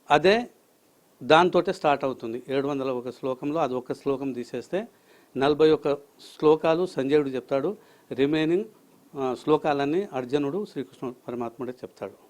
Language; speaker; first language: Telugu; non-native, local second language; Lambadi